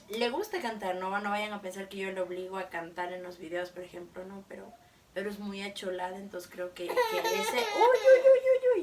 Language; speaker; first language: Spanish; native; Spanish